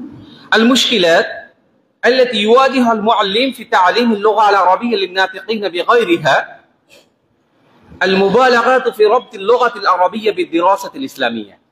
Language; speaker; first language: Arabic; non-native, fluent; Bangla